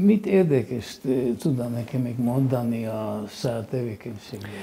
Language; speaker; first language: Hungarian; non-native, fluent; Slovak